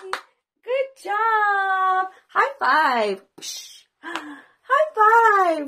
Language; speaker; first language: English; native; English